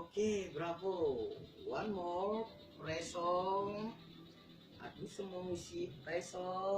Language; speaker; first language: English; non-native, learner; Indonesian